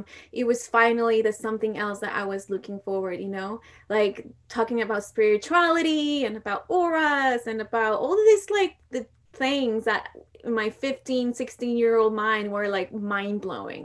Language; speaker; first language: English; non-native, fluent; Spanish